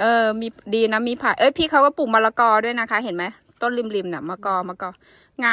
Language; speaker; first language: Thai; native; Thai